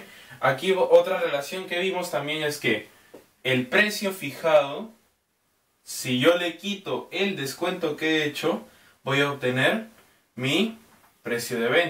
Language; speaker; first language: Spanish; native; Spanish